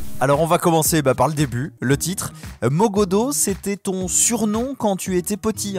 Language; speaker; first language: French; native; French